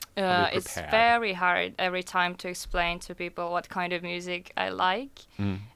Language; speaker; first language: English; non-native, fluent; Russian